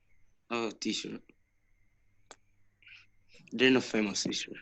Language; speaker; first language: English; non-native, learner; Portuguese